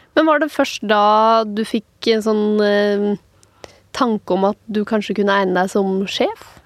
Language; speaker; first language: Norwegian; native; Norwegian